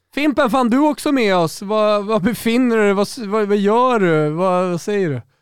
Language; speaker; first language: Swedish; native; Swedish